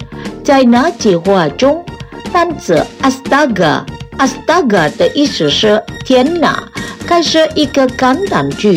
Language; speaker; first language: Chinese; non-native, fluent; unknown